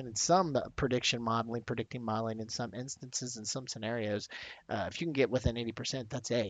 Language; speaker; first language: English; native; English